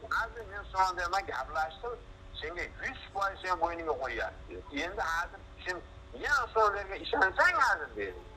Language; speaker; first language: Uzbek; native; Uzbek